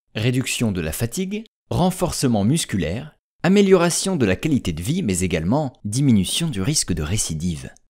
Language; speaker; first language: French; native; French